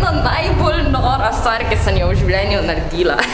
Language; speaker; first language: Slovenian; native; Slovenian